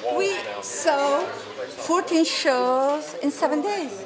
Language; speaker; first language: English; non-native, fluent; Italian